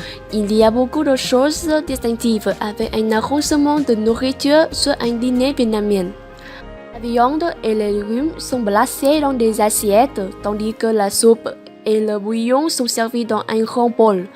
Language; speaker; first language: French; non-native, learner; Vietnamese